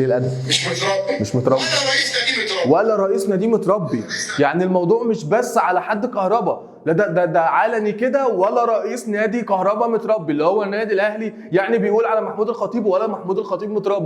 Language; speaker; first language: Arabic; native; Arabic